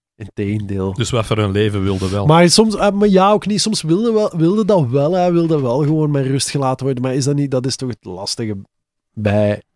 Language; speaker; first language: Dutch; native; Dutch